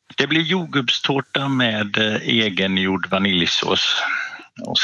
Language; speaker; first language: Swedish; native; Swedish